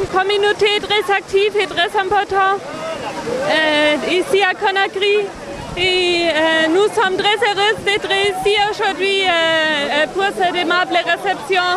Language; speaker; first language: French; non-native, fluent; German